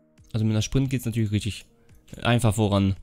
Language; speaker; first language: German; native; German